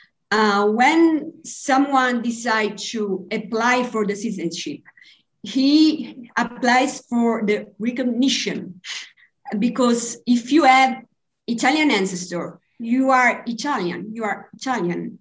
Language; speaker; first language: English; non-native, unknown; Italian